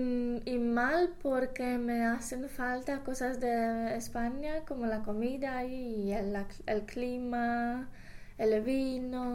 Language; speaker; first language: Spanish; non-native, fluent; English